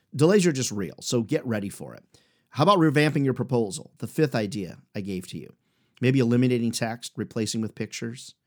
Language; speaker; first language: English; native; English